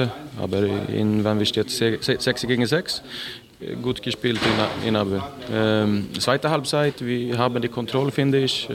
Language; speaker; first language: German; non-native, learner; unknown